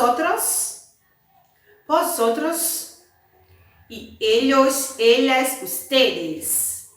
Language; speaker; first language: Spanish; non-native, learner; Portuguese